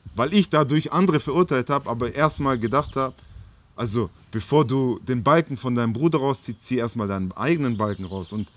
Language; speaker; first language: German; native; German